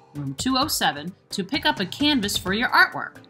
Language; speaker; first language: English; native; English